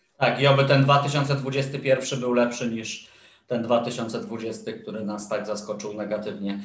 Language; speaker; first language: Polish; native; Polish